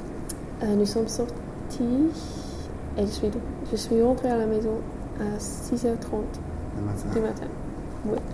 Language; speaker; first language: French; non-native, fluent; English